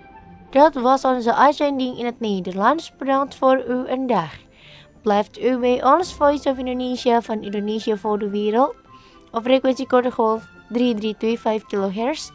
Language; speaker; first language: Dutch; non-native, learner; Indonesian